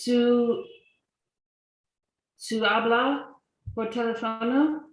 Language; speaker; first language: Spanish; non-native, learner; English